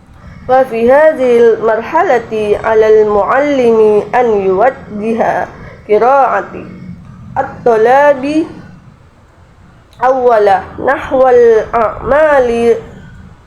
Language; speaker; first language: Arabic; non-native, learner; Indonesian